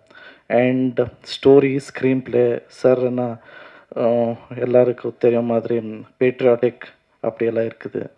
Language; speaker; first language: Tamil; non-native, learner; Kannada